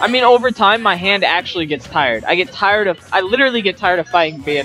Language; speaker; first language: English; native; English